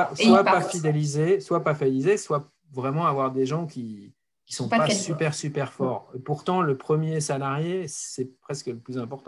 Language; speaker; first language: French; native; French